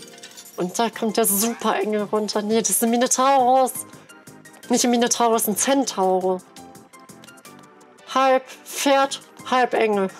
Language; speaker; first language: German; native; German